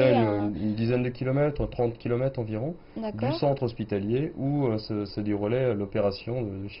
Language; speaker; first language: French; native; French